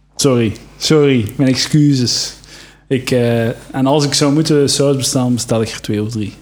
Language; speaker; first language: Dutch; native; Dutch